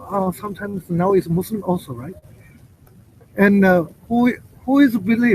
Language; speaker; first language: English; non-native, learner; Japanese